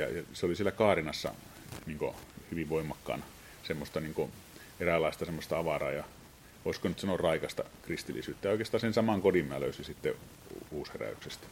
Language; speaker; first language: Finnish; native; Finnish